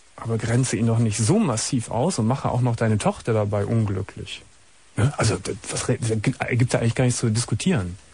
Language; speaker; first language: German; native; German